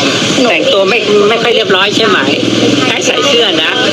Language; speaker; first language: Thai; native; Thai